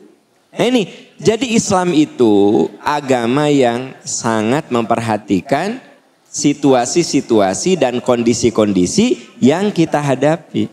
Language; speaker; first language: Indonesian; non-native, local second language; Sundanese